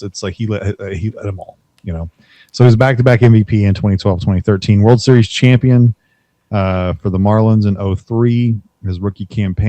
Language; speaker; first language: English; native; English